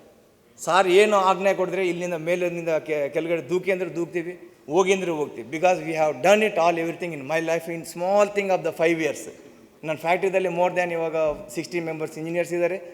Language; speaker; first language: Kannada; non-native, local second language; Telugu